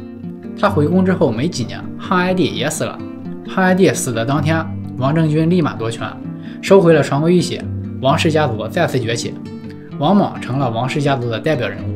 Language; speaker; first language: Chinese; native; Chinese